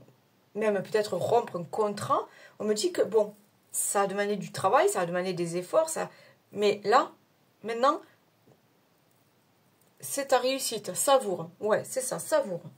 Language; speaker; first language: French; native; French